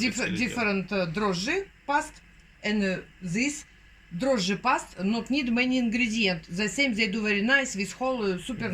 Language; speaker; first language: English; non-native, learner; Russian